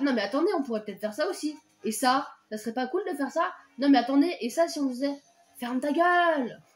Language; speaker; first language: French; native; French